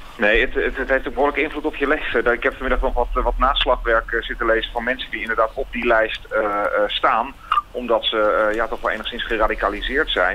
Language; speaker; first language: Dutch; native; Dutch